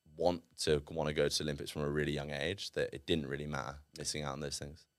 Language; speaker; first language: English; native; English